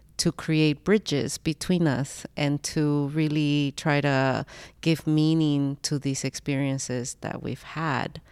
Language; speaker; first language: English; early bilingual, other home language; Spanish